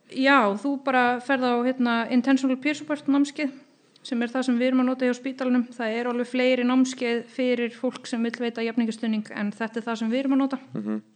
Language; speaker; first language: Icelandic; non-native, fluent; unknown